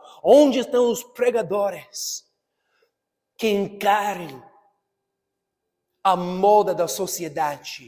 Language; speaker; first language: Portuguese; non-native, fluent; English